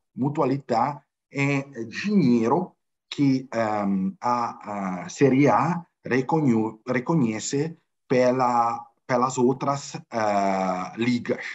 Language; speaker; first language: Portuguese; non-native, fluent; Italian